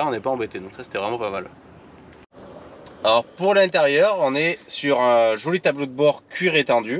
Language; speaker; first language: French; native; French